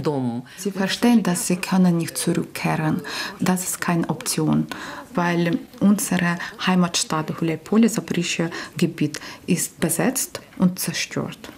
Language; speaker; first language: German; non-native, local second language; Ukrainian